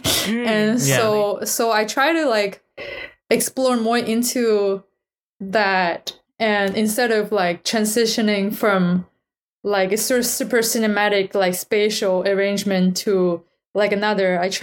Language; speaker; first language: English; non-native, fluent; Chinese